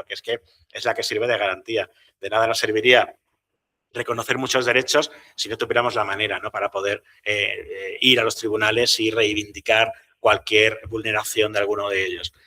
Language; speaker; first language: Spanish; native; Spanish